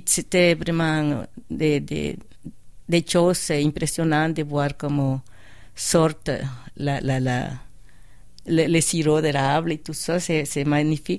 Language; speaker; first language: French; non-native, fluent; Spanish